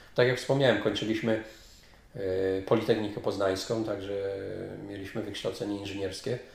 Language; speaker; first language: Polish; native; Polish